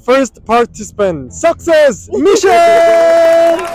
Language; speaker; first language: English; non-native, learner; Korean